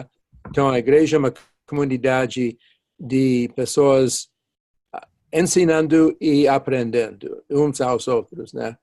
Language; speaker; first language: Portuguese; non-native, fluent; English